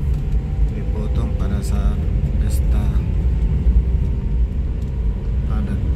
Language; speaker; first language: Indonesian; native; Indonesian